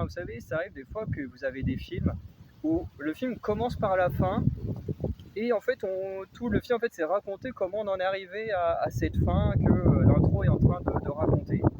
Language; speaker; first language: French; native; French